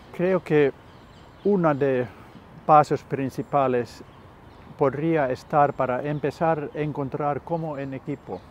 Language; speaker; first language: Spanish; non-native, learner; Finnish